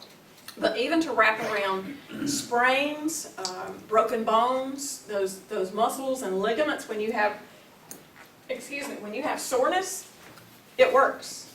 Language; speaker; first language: English; native; English